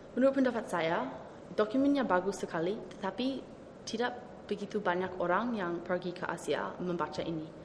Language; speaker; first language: Indonesian; early bilingual, heritage; Indonesian